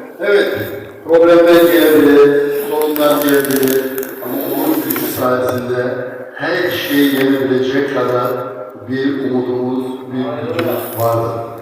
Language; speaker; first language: Turkish; non-native, fluent; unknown